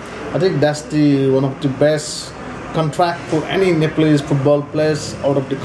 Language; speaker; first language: English; non-native, learner; Nepali